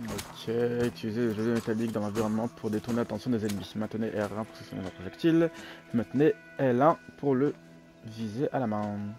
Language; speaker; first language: French; native; French